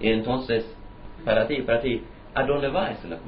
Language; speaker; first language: Spanish; non-native, learner; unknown